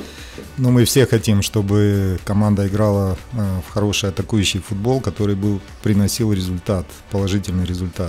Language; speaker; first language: Russian; native; Russian